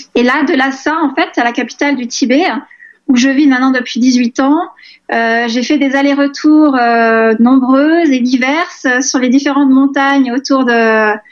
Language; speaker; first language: French; native; French